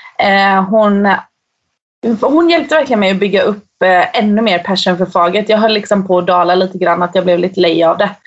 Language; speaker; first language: Swedish; native; Swedish